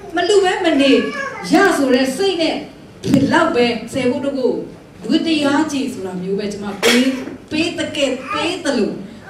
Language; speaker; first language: Burmese; non-native, local second language; Kachin